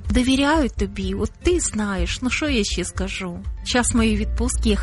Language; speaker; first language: Ukrainian; native; Ukrainian